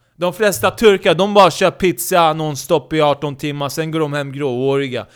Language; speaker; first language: Swedish; native; Swedish